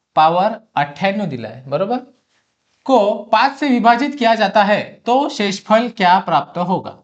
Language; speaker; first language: Hindi; non-native, local second language; Marathi